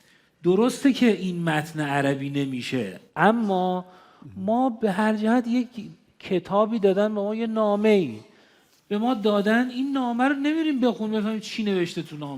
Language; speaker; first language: Persian; native; Persian